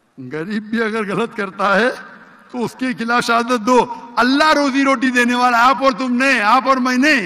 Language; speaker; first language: Urdu; non-native, local second language; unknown